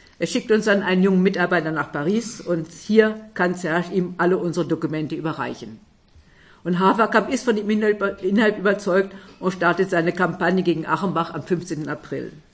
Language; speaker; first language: German; native; German